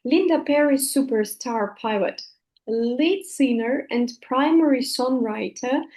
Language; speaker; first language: English; non-native, fluent; Russian